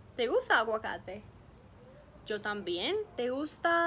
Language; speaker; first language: Spanish; non-native, learner; English